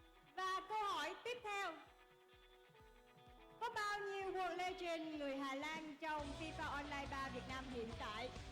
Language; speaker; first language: Vietnamese; native; Vietnamese